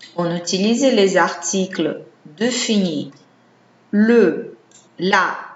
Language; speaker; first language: French; non-native, fluent; Portuguese